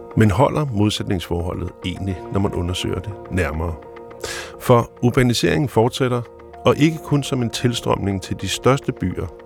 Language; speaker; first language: Danish; native; Danish